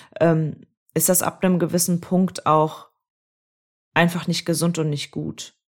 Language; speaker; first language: German; native; German